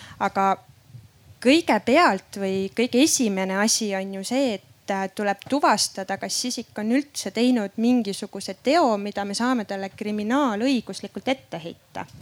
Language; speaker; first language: Estonian; native; Estonian